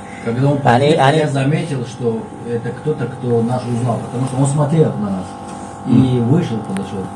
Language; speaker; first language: Russian; non-native, fluent; Tajik